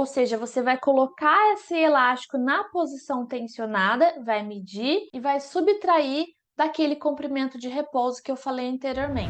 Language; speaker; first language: Portuguese; native; Portuguese